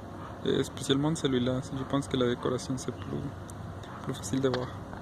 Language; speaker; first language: French; non-native, fluent; Spanish